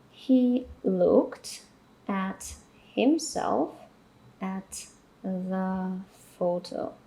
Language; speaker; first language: English; non-native, fluent; Ukrainian